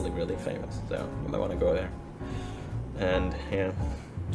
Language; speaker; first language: English; non-native, fluent; Indonesian